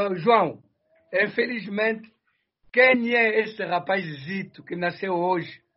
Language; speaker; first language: Portuguese; non-native, fluent; Kongo